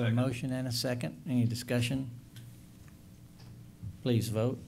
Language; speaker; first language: English; native; English